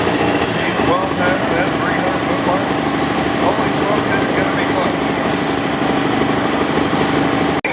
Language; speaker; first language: English; native; English